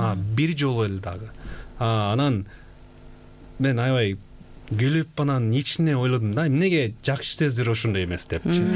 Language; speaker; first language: Kyrgyz; non-native, fluent; Korean